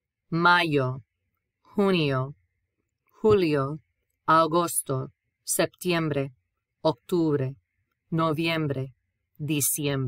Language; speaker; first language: Spanish; non-native, fluent; English